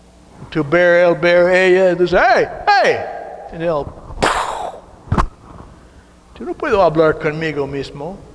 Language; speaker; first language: Spanish; non-native, learner; English